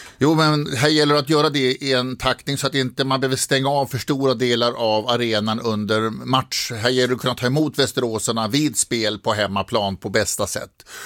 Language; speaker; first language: Swedish; native; Swedish